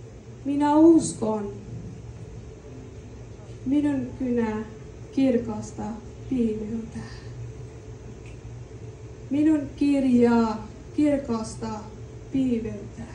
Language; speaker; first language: Finnish; non-native, learner; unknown